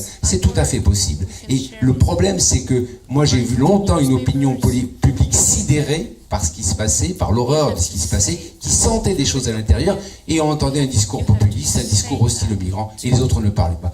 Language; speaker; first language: French; native; French